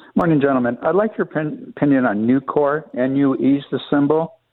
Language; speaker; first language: English; native; English